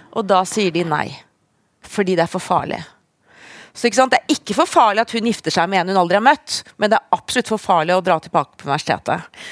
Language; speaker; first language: Norwegian; native; Norwegian